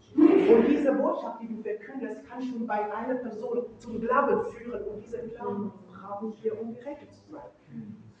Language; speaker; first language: German; non-native, fluent; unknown